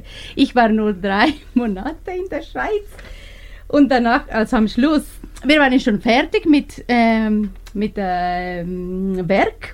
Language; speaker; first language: German; non-native, learner; Spanish